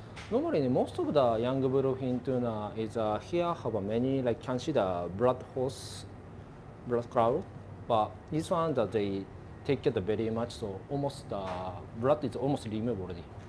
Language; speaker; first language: English; non-native, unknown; Japanese